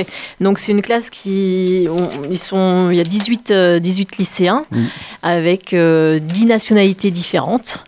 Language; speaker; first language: French; native; French